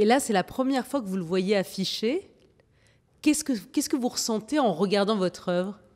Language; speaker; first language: French; native; French